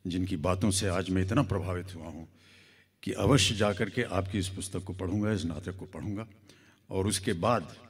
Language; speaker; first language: Hindi; native; Hindi